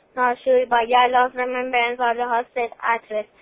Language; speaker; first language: Persian; native; Persian